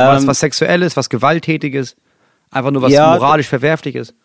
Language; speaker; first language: German; native; German